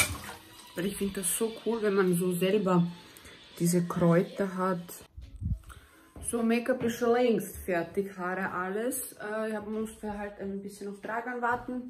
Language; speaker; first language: German; early bilingual, heritage; German